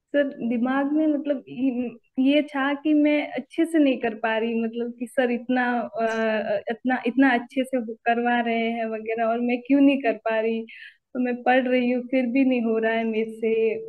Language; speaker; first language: Hindi; native; Hindi